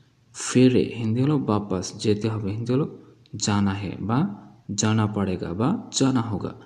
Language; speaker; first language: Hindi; non-native, learner; Bangla